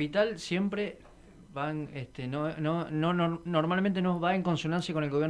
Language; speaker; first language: Spanish; native; Spanish